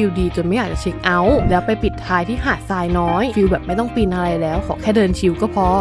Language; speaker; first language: Thai; native; Thai